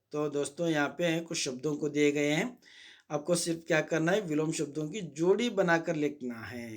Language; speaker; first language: Hindi; non-native, local second language; Kannada